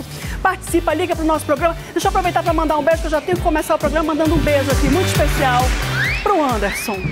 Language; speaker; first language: Portuguese; native; Portuguese